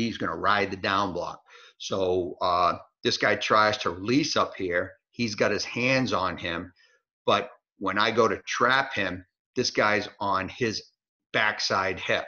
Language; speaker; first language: English; native; English